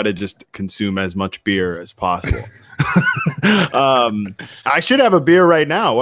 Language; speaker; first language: English; native; English